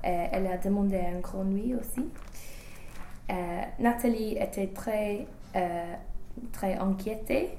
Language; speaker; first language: French; non-native, learner; English